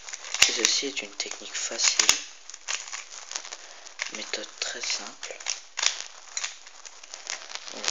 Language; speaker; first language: French; native; French